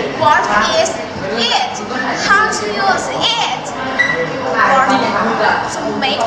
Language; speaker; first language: English; non-native, learner; Thai